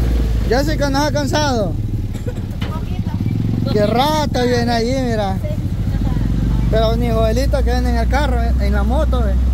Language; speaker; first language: Spanish; native; Spanish